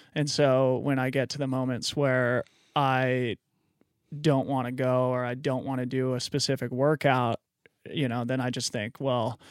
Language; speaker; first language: English; native; English